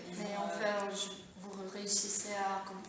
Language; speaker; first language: French; non-native, fluent; Italian